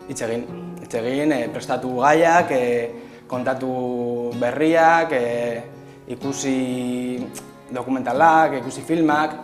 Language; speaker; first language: Basque; non-native, local second language; Spanish